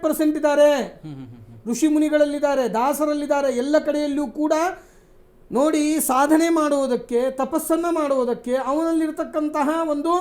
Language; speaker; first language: Kannada; native; Kannada